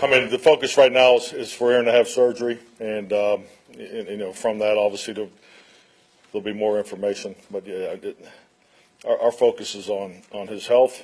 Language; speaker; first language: English; native; English